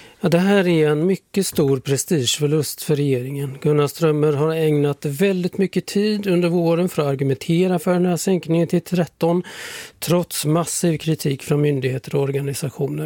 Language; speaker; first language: Swedish; native; Swedish